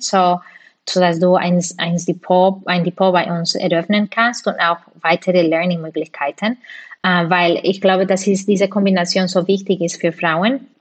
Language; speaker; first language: German; non-native, fluent; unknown